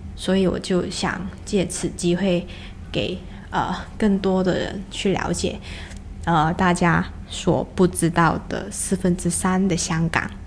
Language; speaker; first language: Chinese; non-native, local second language; Cantonese